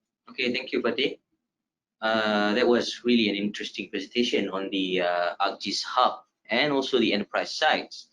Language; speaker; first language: English; non-native, local second language; Malay